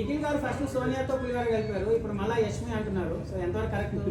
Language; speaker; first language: Telugu; native; Telugu